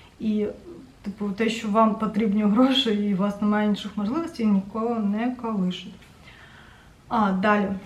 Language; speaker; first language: Ukrainian; non-native, local second language; Russian